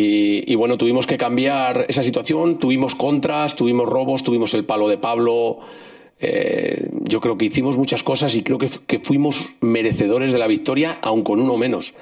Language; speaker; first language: Spanish; native; Spanish